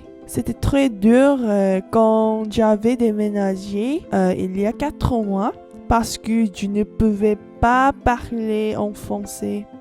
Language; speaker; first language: French; non-native, learner; Korean